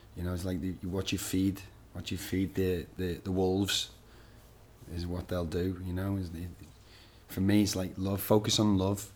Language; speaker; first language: English; native; English